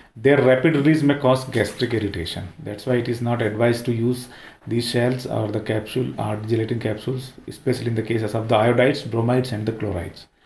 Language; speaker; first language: English; non-native, local second language; Hindi